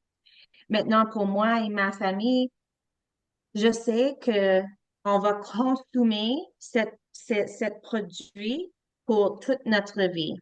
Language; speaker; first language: French; non-native, learner; English